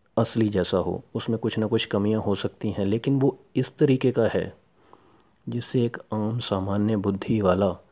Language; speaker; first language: Hindi; non-native, local second language; Punjabi